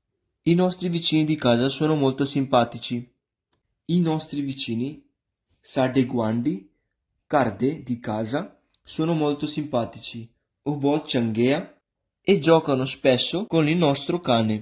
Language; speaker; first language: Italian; non-native, fluent; Punjabi